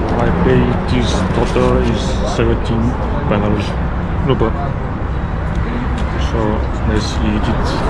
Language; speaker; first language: English; non-native, learner; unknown